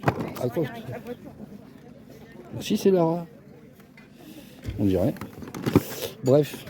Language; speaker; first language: French; native; French